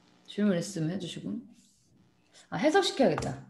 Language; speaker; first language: Korean; native; Korean